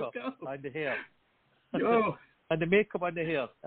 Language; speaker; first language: English; native; English